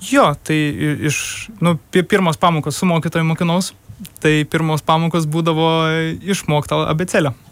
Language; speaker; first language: Lithuanian; early bilingual, heritage; German